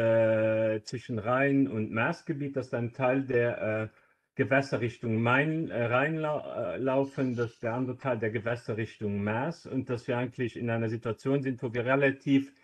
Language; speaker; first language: German; non-native, local second language; Luxembourgish